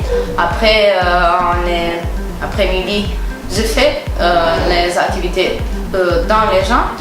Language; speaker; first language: French; non-native, learner; Portuguese